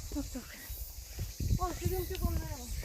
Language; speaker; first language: Korean; non-native, learner; Russian